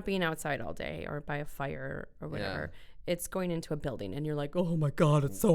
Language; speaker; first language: English; native; English